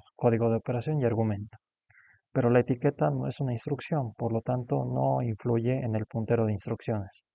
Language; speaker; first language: Spanish; native; Spanish